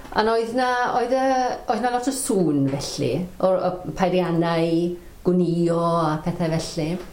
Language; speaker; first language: Welsh; non-native, local second language; English